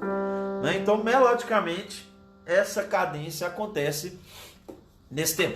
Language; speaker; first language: Portuguese; native; Portuguese